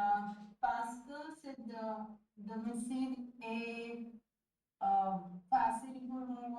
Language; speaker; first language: French; non-native, learner; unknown